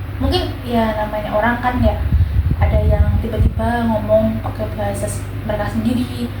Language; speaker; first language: Indonesian; non-native, local second language; Javanese